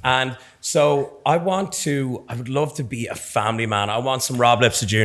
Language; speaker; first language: English; native; English